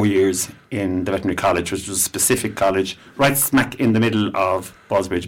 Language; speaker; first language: English; native; English